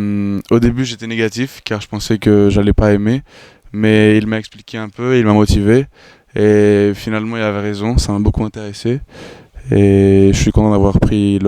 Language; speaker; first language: French; non-native, fluent; Greek